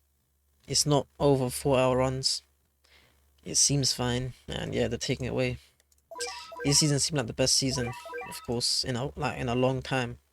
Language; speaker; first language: English; native; English